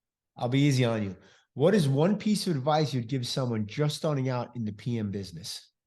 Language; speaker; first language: English; native; English